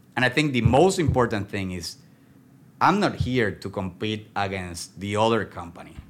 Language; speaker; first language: English; non-native, fluent; Spanish